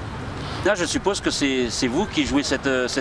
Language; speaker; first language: French; native; French